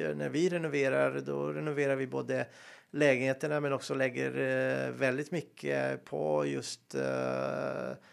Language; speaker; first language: Swedish; non-native, fluent; Serbian